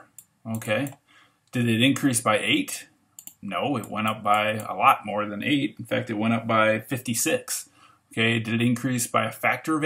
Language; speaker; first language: English; native; English